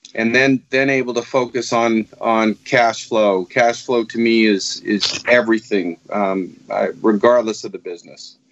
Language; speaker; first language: English; native; English